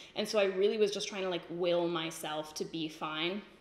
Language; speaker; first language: English; native; English